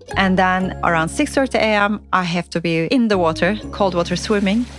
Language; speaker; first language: English; non-native, fluent; Turkish